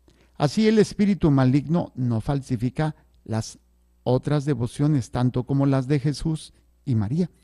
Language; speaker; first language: Spanish; native; Spanish